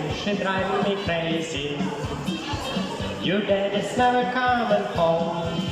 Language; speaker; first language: English; non-native, fluent; Russian